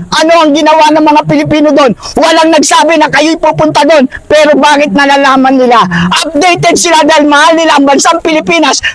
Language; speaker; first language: Filipino; native; Filipino